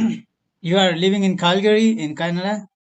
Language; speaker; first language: English; non-native, learner; Nepali